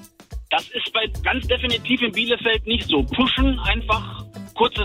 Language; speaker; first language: German; native; German